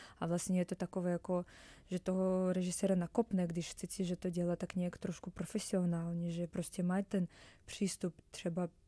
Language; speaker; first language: Czech; non-native, fluent; Russian